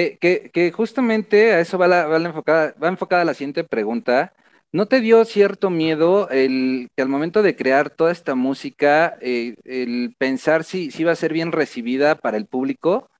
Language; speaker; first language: Spanish; native; Spanish